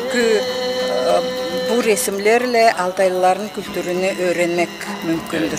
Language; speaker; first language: Turkish; non-native, learner; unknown